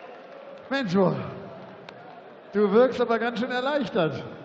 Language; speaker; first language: German; native; German